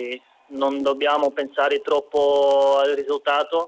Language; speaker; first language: Italian; non-native, fluent; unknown